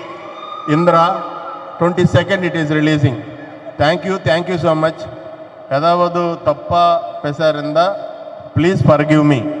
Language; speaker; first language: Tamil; non-native, learner; Telugu